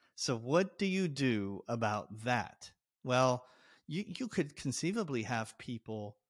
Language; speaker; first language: English; native; English